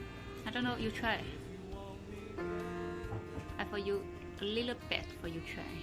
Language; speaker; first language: English; non-native, learner; Chinese